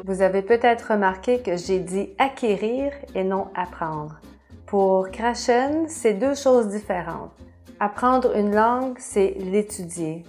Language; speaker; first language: French; native; French